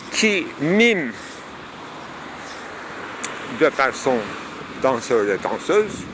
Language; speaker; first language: French; non-native, fluent; Turkish